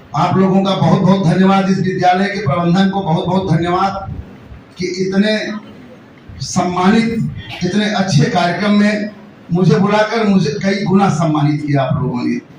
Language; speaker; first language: Hindi; native; Hindi